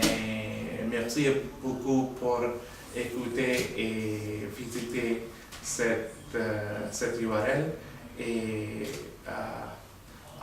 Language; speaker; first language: French; non-native, learner; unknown